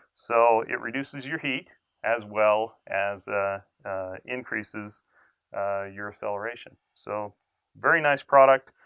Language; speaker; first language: English; native; English